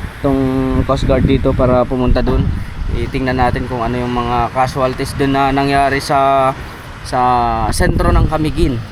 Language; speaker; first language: Filipino; non-native, local second language; Iloko